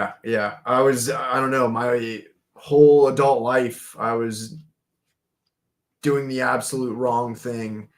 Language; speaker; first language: English; native; English